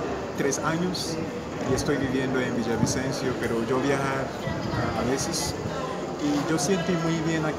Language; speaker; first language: Spanish; non-native, learner; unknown